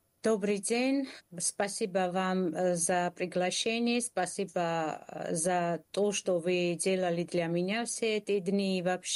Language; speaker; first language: Russian; non-native, fluent; Georgian